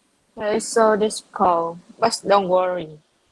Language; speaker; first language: English; non-native, learner; Vietnamese